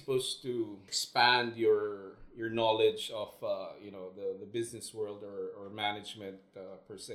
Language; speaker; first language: English; non-native, local second language; Filipino